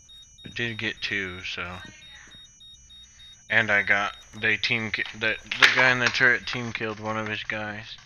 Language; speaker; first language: English; native; English